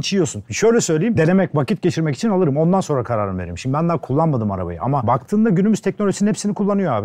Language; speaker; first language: Turkish; native; Turkish